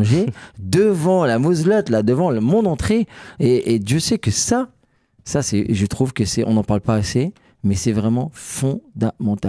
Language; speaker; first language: French; native; French